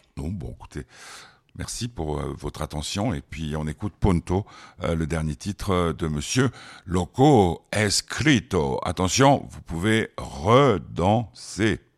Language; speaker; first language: French; native; French